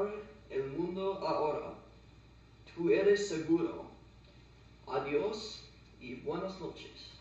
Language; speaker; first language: Spanish; non-native, learner; English